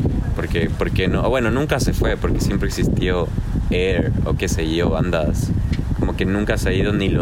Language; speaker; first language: Spanish; native; Spanish